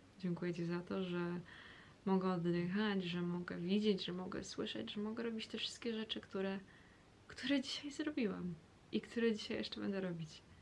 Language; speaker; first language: Polish; early bilingual, heritage; Polish